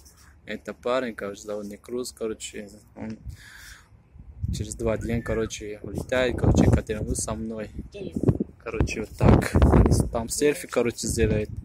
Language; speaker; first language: Russian; non-native, fluent; Tajik